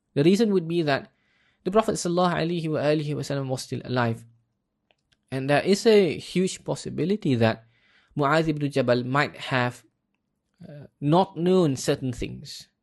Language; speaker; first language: English; non-native, local second language; Malay